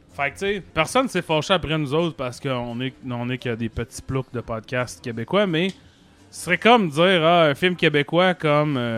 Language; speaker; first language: French; native; French